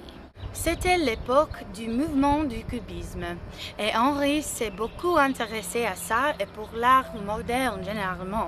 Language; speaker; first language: French; non-native, learner; English